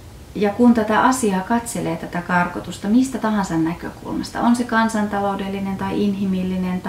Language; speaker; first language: Finnish; native; Finnish